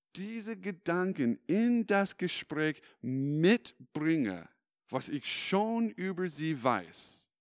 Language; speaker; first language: German; non-native, fluent; English